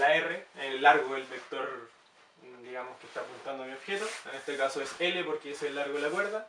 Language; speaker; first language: Spanish; native; Spanish